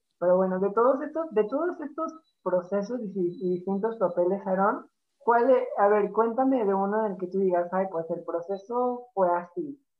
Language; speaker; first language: Spanish; native; Spanish